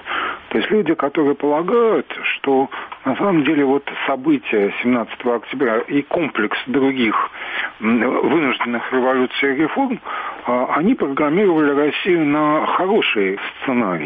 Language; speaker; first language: Russian; native; Russian